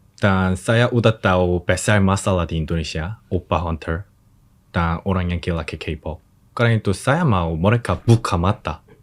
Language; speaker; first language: Indonesian; non-native, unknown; Korean